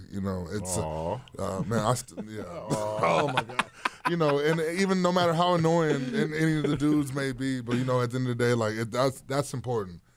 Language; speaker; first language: English; native; English